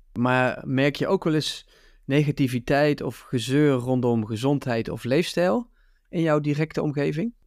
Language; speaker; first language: Dutch; native; Dutch